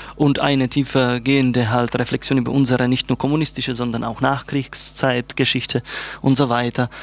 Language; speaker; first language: German; non-native, fluent; Czech